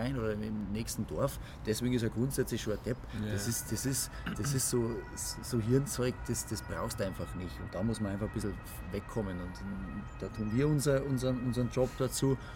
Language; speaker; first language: German; native; German